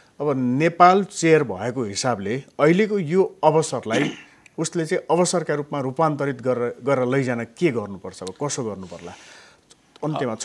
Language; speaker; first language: Nepali; native; Nepali